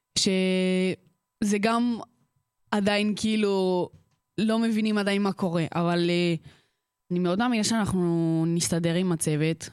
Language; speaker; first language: Hebrew; early bilingual, other home language; Russian